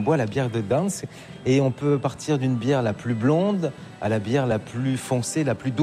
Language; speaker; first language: French; native; French